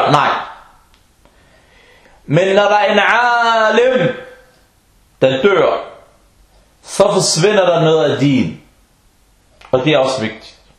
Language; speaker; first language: Danish; non-native, local second language; Arabic